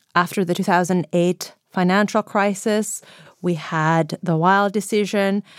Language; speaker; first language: English; non-native, fluent; Greek